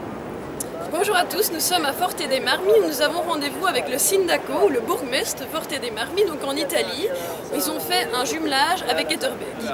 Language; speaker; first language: French; native; French